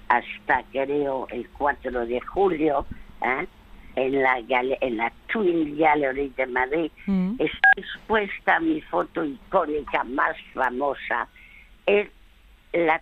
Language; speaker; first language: Spanish; early bilingual, other home language; French